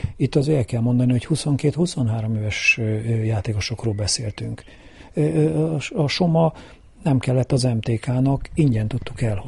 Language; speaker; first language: Hungarian; native; Hungarian